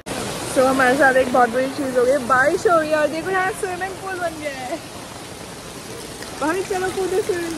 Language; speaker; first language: Hindi; native; Hindi